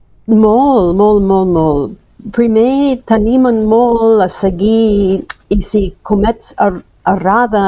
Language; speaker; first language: Catalan; non-native, fluent; English